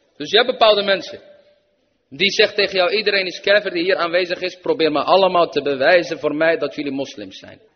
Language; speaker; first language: Dutch; early bilingual, other home language; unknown